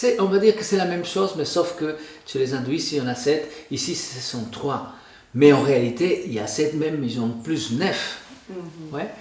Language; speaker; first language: French; non-native, fluent; Spanish